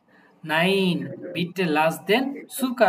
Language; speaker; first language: German; non-native, fluent; Bangla